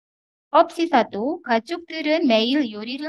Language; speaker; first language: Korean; non-native, fluent; Indonesian